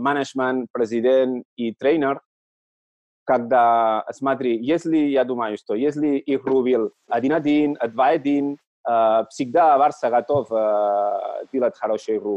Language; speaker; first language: Russian; non-native, learner; Catalan